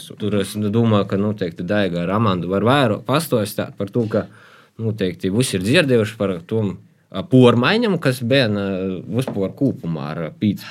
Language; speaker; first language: Latvian; native; Latvian